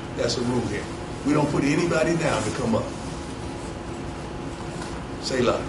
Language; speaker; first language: English; native; English